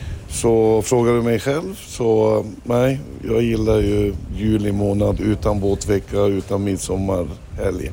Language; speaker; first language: Swedish; non-native, fluent; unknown